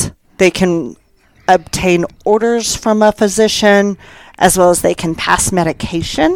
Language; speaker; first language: English; native; English